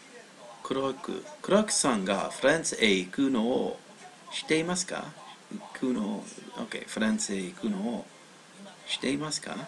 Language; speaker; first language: Japanese; non-native, learner; English